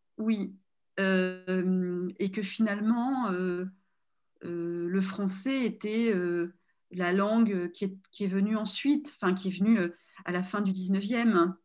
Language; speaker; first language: French; native; French